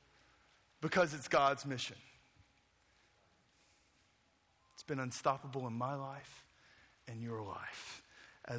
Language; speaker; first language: English; native; English